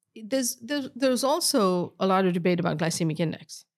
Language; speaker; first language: English; native; English